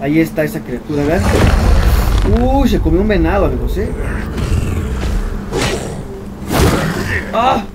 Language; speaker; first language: Spanish; native; Spanish